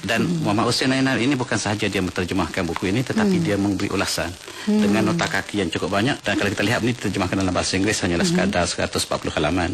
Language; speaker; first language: Malay; native; Malay